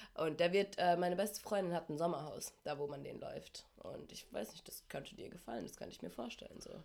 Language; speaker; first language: German; early bilingual, heritage; German